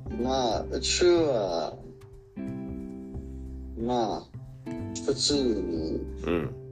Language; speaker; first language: Japanese; non-native, learner; Arabic